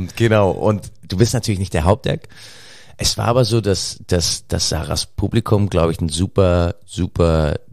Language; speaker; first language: German; native; German